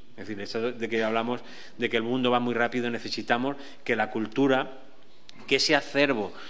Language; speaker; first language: Spanish; native; Spanish